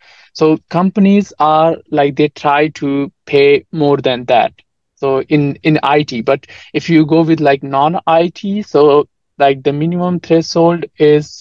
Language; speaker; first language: English; non-native, local second language; Nepali